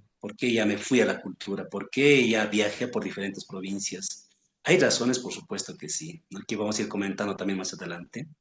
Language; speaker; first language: Spanish; non-native, local second language; Aymara